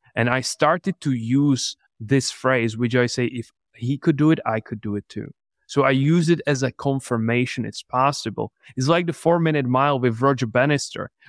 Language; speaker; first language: English; non-native, fluent; Czech